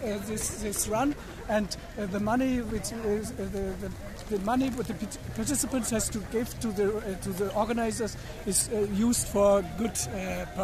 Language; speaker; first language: English; non-native, learner; German